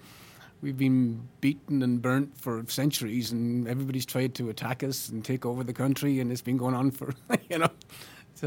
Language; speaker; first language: English; native; English